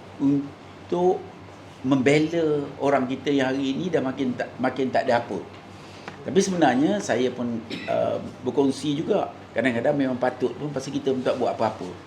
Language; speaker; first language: Malay; native; Malay